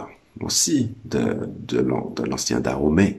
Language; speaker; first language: French; native; French